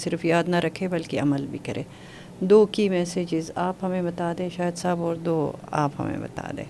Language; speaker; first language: Urdu; non-native, local second language; Balti